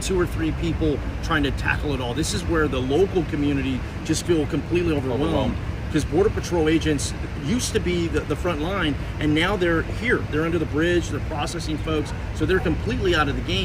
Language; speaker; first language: English; native; English